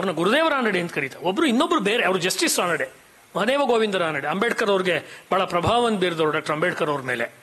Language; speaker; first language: Kannada; native; Kannada